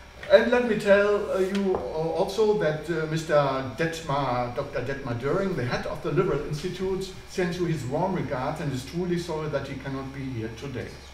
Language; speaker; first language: English; non-native, fluent; German